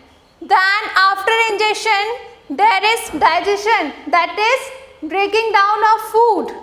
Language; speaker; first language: English; non-native, local second language; Hindi